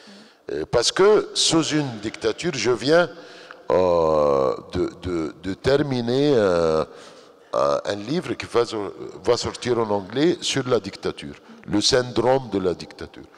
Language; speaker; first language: French; non-native, fluent; Arabic